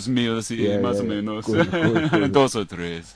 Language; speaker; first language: Spanish; non-native, learner; English